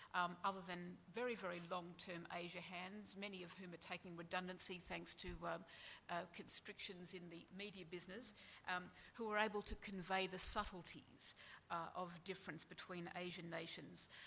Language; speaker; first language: English; native; English